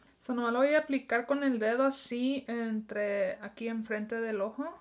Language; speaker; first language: Spanish; early bilingual, heritage; Spanish